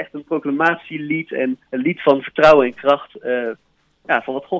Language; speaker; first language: Dutch; native; Dutch